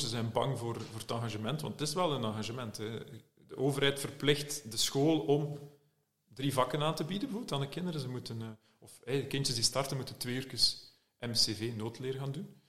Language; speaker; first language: Dutch; native; Dutch